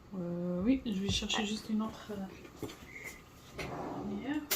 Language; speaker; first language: French; non-native, fluent; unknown